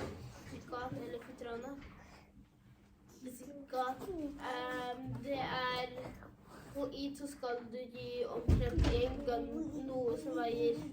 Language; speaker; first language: Norwegian; early bilingual, other home language; Urdu